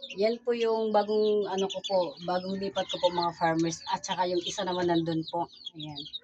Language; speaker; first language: Filipino; non-native, local second language; Cebuano